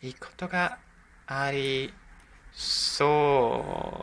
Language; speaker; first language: Japanese; non-native, learner; English